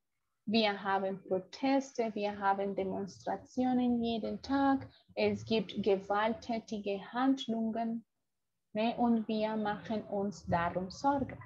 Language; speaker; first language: German; non-native, fluent; Spanish